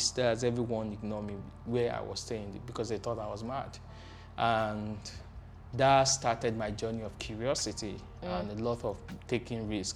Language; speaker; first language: English; non-native, local second language; Yoruba